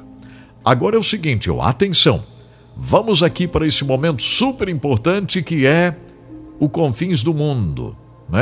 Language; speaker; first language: Portuguese; native; Portuguese